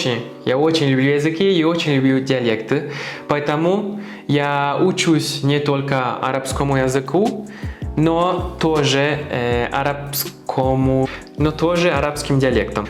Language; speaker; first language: Russian; non-native, learner; Spanish